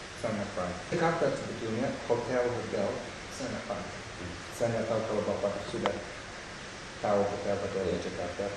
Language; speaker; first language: Indonesian; non-native, fluent; English